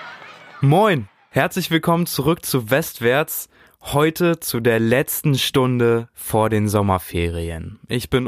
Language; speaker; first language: German; native; German